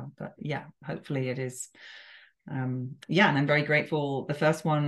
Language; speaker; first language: English; native; English